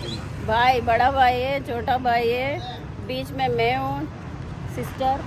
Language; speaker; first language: Hindi; non-native, local second language; Telugu